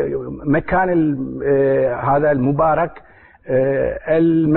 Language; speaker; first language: Arabic; non-native, learner; Turkish